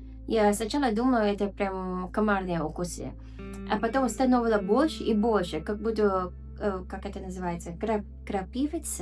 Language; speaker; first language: Russian; non-native, fluent; Filipino